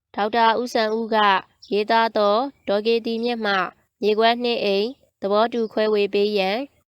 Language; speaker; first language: Burmese; native; Burmese